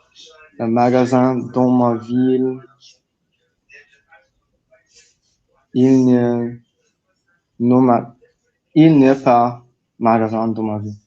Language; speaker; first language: French; non-native, learner; English